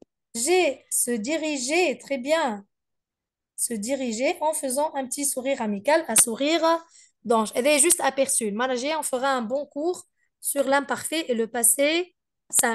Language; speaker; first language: French; non-native, fluent; Arabic